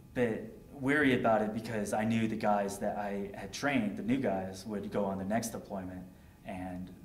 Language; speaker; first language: English; native; English